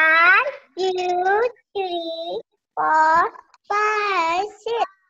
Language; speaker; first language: English; non-native, learner; Indonesian